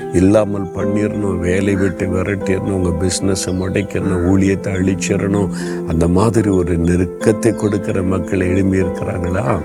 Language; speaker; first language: Tamil; native; Tamil